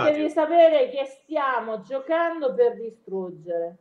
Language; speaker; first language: Italian; native; Italian